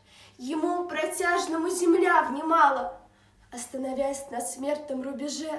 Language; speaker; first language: Russian; native; Russian